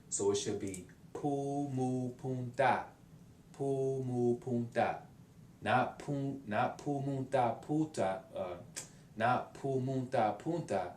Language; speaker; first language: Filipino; non-native, learner; English